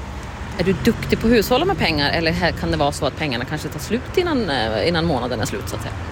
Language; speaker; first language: Swedish; native; Swedish